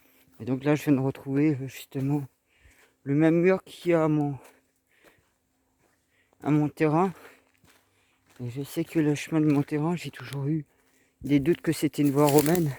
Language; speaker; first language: French; native; French